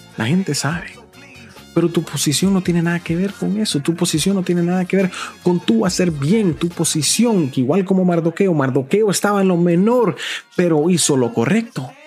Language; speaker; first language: Spanish; early bilingual, heritage; Spanish